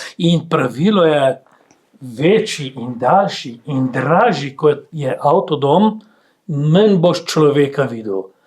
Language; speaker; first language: Slovenian; native; Slovenian